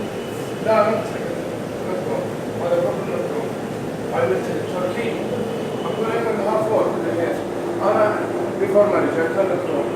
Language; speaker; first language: English; non-native, learner; Arabic